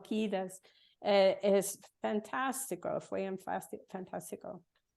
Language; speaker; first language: Spanish; non-native, learner; English